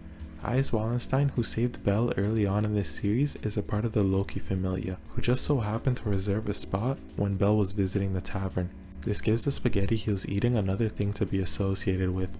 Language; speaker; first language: English; native; English